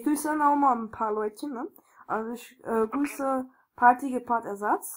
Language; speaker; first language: German; native; German